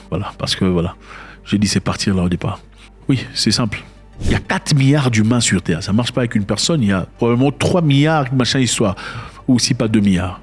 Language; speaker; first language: French; non-native, local second language; Lingala